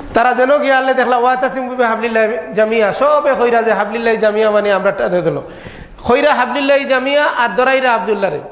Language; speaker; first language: Bangla; native; Bangla